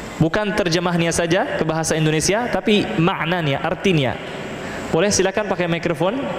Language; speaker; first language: Malay; non-native, fluent; Arabic